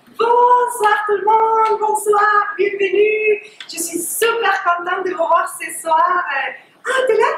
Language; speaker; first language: French; non-native, fluent; Spanish